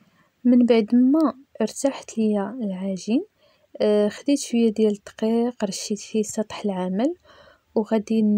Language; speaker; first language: Arabic; native; Arabic